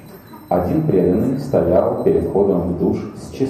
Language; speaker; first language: Russian; native; Russian